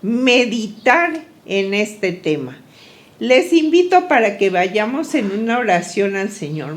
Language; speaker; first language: Spanish; native; Spanish